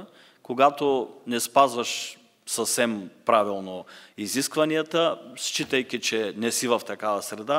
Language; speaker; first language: Bulgarian; native; Bulgarian